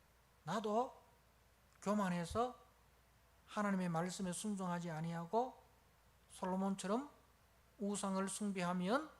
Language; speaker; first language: Korean; native; Korean